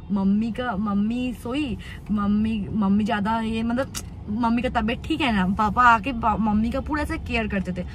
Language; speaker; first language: Hindi; non-native, local second language; Bangla